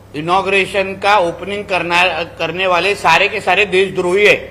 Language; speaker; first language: Hindi; non-native, local second language; Marathi